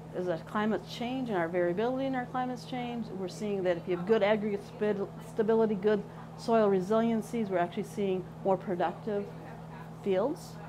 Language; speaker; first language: English; native; English